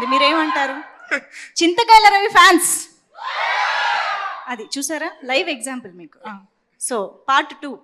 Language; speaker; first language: Telugu; native; Telugu